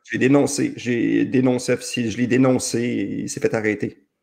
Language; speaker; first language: French; native; French